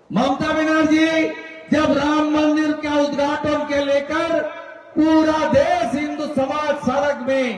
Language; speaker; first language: Hindi; non-native, local second language; Bangla